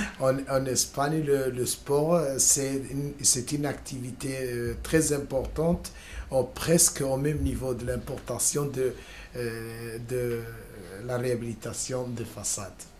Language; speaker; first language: French; non-native, learner; Spanish